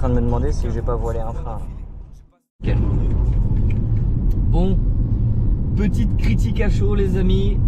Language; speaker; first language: French; native; French